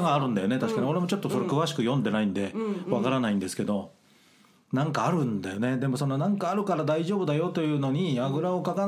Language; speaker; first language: Japanese; native; Japanese